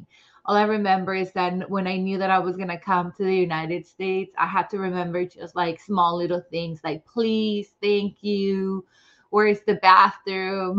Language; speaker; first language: English; non-native, fluent; Spanish